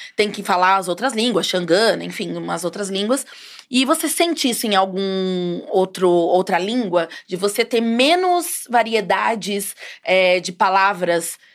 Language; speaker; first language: Portuguese; native; Portuguese